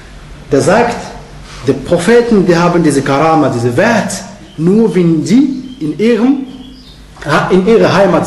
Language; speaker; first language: German; non-native, fluent; Arabic